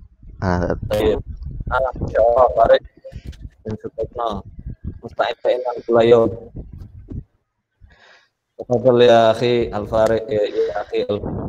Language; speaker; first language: Arabic; non-native, fluent; Indonesian